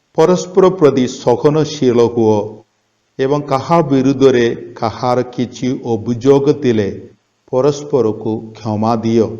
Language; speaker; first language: Odia; non-native, local second language; Malayalam